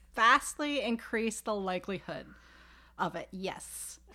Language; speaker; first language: English; native; English